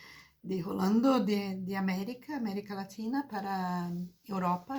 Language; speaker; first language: Spanish; non-native, fluent; Portuguese